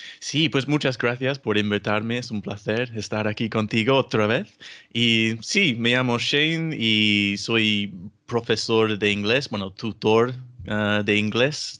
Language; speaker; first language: Spanish; non-native, fluent; English